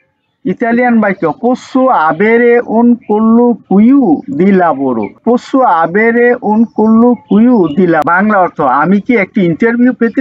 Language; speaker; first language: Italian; non-native, learner; Bangla